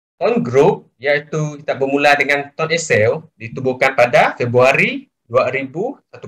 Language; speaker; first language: Malay; non-native, local second language; Chinese